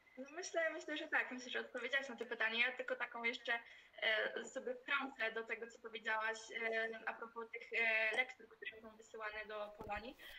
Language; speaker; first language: Polish; native; Polish